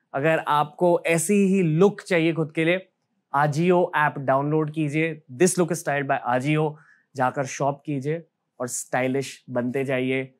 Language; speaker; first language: Hindi; native; Hindi